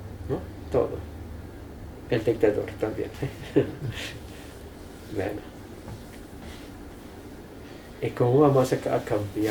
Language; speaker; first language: Spanish; non-native, fluent; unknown